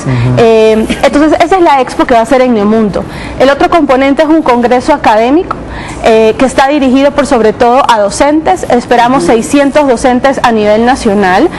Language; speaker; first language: Spanish; native; Spanish